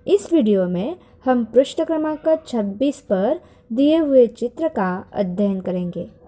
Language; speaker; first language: Hindi; non-native, local second language; Marathi